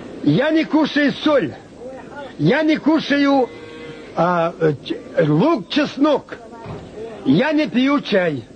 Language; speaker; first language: Russian; non-native, local second language; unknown